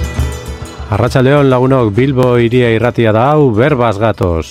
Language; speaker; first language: Basque; native; Basque